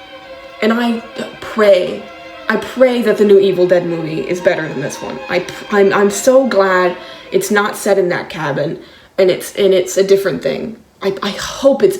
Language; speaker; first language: English; native; English